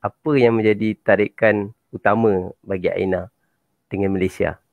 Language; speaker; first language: Malay; native; Malay